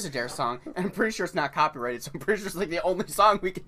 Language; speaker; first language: English; native; English